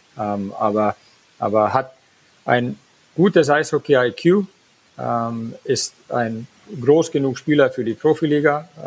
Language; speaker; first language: German; non-native, fluent; Finnish